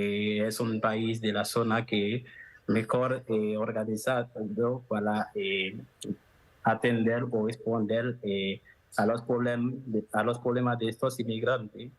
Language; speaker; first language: Spanish; non-native, fluent; Haitian Creole